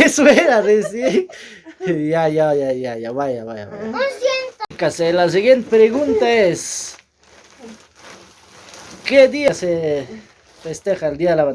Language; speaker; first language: Spanish; native; Spanish